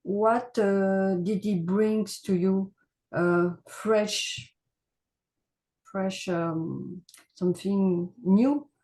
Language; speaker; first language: English; non-native, learner; French